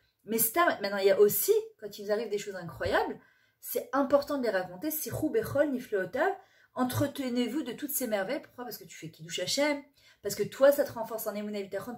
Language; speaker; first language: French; native; French